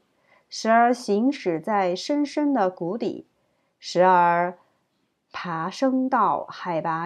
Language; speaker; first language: Chinese; native; Chinese